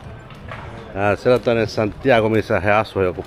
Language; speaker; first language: Finnish; non-native, learner; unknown